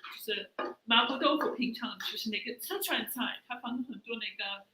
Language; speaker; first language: Chinese; non-native, fluent; English